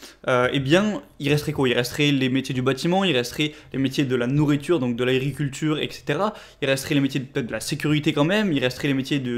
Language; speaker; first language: French; native; French